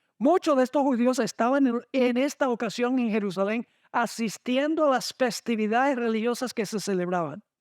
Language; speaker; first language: Spanish; non-native, fluent; English